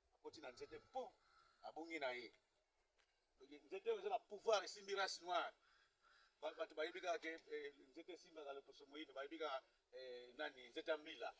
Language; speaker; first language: Lingala; non-native, local second language; Kongo